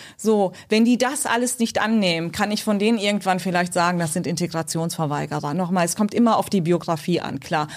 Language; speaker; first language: German; early bilingual, other home language; Turkish